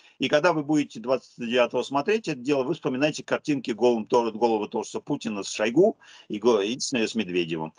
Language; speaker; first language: Russian; native; Russian